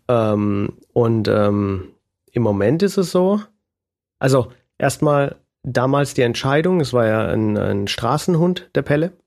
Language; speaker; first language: German; native; German